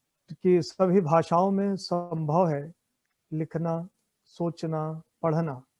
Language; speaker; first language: Hindi; native; Hindi